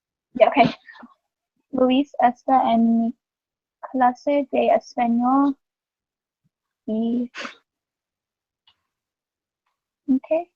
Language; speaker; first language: Spanish; non-native, learner; English